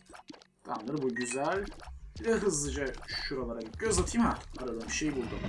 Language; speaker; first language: Turkish; native; Turkish